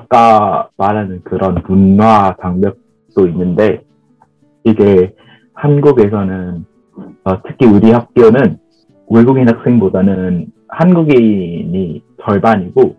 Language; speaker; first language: Korean; non-native, fluent; Vietnamese